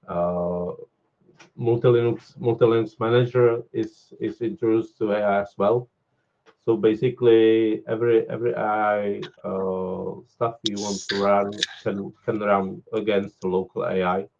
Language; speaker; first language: English; non-native, fluent; Czech